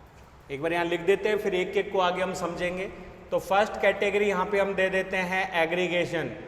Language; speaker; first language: Hindi; native; Hindi